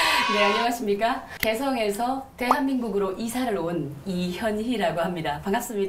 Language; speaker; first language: Korean; native; Korean